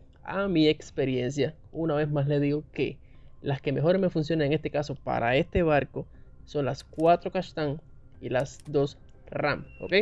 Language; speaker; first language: Spanish; native; Spanish